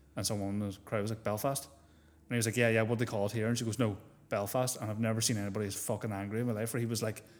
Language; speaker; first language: English; native; English